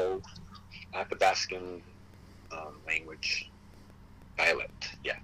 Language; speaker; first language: English; early bilingual, other home language; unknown